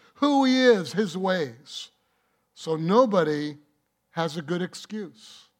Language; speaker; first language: English; native; English